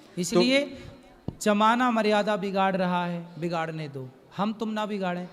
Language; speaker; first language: Hindi; native; Hindi